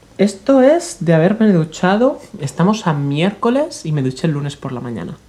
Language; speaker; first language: Spanish; native; Spanish